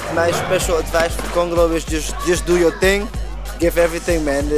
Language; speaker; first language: English; non-native, fluent; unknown